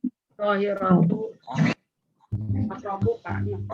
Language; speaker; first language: Arabic; non-native, learner; Indonesian